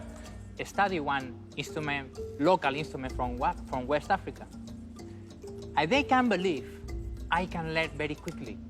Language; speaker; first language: English; non-native, learner; Spanish